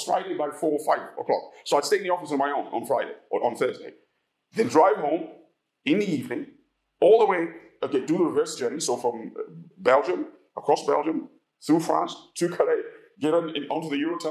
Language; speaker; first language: English; non-native, local second language; Ganda